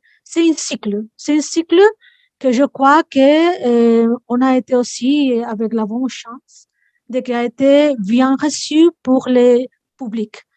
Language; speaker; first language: French; non-native, fluent; Spanish